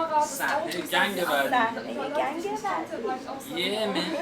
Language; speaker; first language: Persian; native; Persian